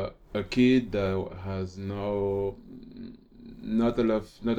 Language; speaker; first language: English; non-native, fluent; French